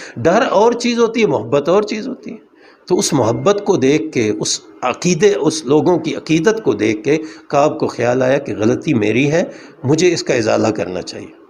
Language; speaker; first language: Urdu; non-native, local second language; Punjabi